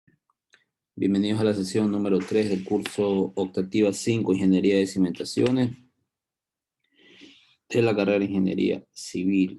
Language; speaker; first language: Spanish; native; Spanish